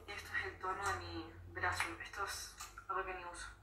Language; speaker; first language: Spanish; native; Spanish